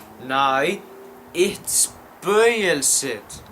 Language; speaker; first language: Danish; non-native, learner; Icelandic